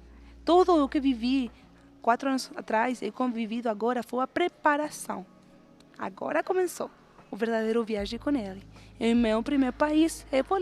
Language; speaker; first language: Portuguese; non-native, fluent; Spanish